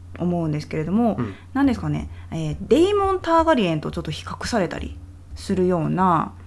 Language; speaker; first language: Japanese; native; Japanese